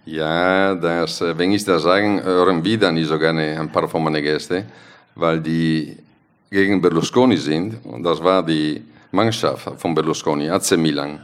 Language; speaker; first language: German; non-native, fluent; Italian